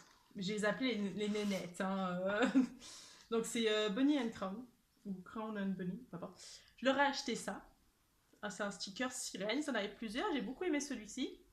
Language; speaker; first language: French; native; French